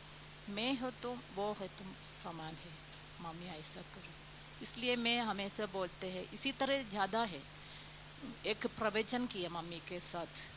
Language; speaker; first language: Hindi; non-native, local second language; Malayalam